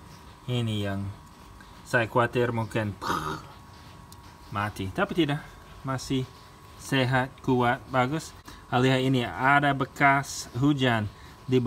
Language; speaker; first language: Indonesian; non-native, fluent; English